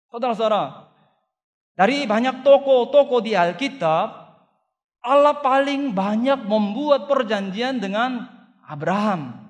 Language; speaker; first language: Indonesian; non-native, fluent; Korean